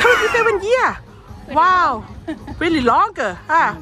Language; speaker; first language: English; non-native, learner; Thai